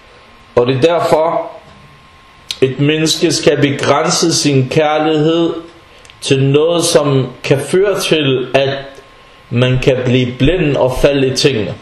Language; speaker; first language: Danish; non-native, fluent; Arabic